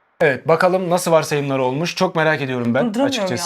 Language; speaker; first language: Turkish; non-native, fluent; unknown